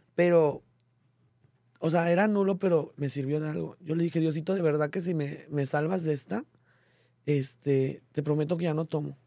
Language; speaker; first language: Spanish; native; Spanish